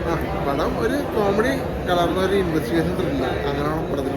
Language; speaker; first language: Malayalam; native; Malayalam